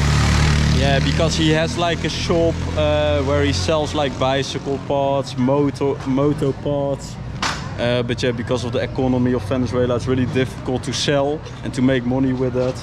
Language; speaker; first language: English; non-native, fluent; Dutch